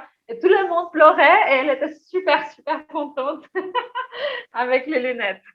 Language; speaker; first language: French; non-native, fluent; Portuguese